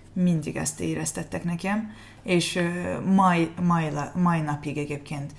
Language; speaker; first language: Hungarian; non-native, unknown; Azerbaijani